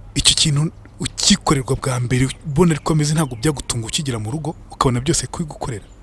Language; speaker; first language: Kinyarwanda; native; Kinyarwanda